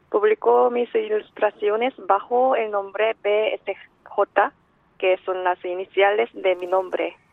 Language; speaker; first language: Spanish; non-native, fluent; Korean